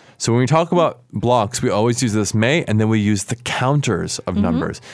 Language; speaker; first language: English; native; English